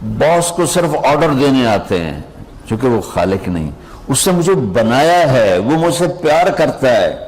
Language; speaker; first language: Urdu; non-native, local second language; Punjabi